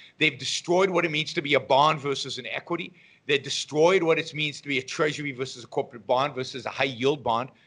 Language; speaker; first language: English; non-native, fluent; Hebrew